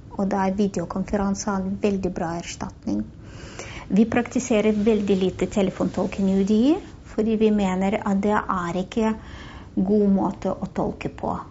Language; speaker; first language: Norwegian; non-native, fluent; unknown